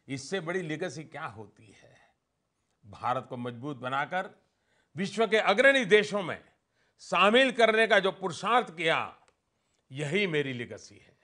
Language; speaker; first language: Hindi; non-native, local second language; Gujarati